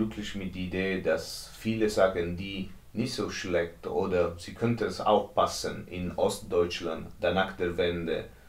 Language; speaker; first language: German; non-native, learner; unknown